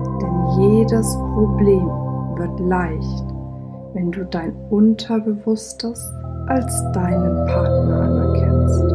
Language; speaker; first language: German; native; German